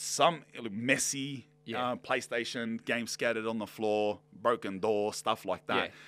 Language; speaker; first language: English; native; English